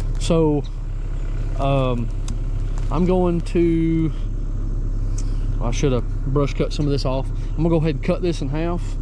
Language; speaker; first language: English; native; English